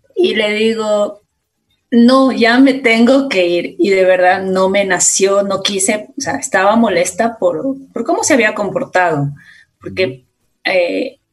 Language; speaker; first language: Spanish; native; Spanish